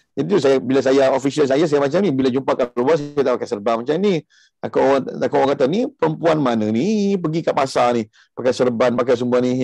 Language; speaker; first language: Malay; early bilingual, heritage; Malay